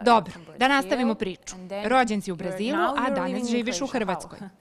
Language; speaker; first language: Serbian; native; Serbian